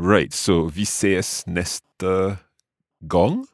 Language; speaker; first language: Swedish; non-native, learner; English